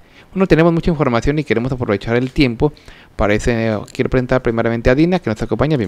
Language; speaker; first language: Spanish; native; Spanish